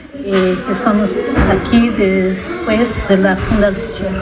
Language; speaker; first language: Spanish; non-native, learner; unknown